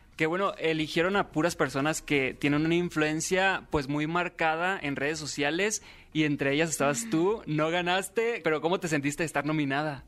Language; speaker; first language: Spanish; native; Spanish